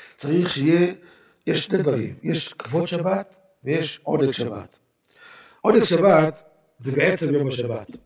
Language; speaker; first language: Hebrew; native; Hebrew